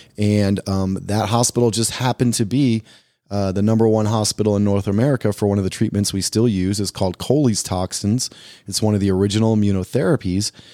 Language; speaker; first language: English; native; English